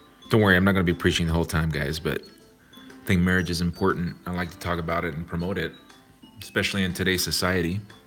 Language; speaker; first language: English; early bilingual, other home language; Spanish